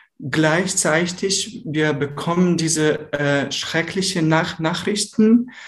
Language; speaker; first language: German; non-native, learner; Ukrainian